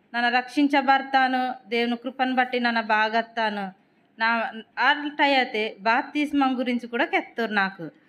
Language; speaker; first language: Telugu; non-native, local second language; Koya